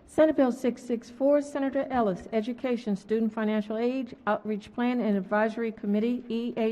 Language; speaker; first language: English; native; English